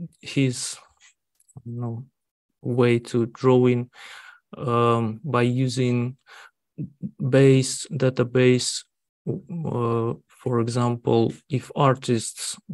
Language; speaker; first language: English; non-native, learner; Russian